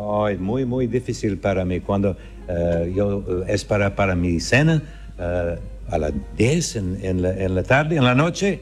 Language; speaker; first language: Spanish; non-native, learner; English